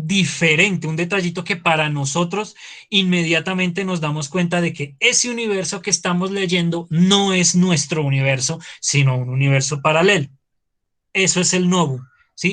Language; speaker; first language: Spanish; native; Spanish